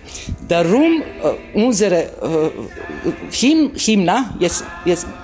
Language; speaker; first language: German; non-native, learner; Serbian